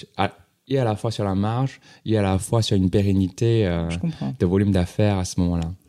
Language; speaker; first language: French; non-native, fluent; Cantonese